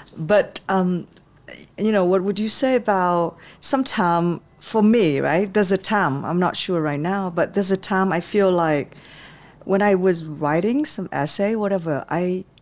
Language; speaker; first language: English; non-native, fluent; Vietnamese